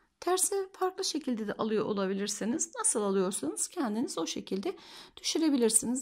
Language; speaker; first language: Turkish; native; Turkish